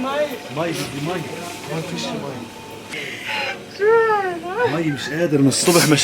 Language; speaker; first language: Arabic; native; Arabic